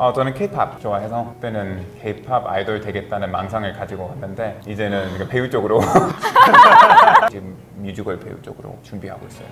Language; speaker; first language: Korean; non-native, fluent; English